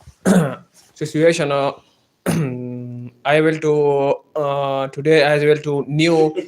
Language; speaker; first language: English; non-native, learner; Pashto